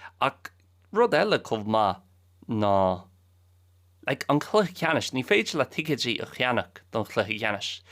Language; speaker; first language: Irish; native; Irish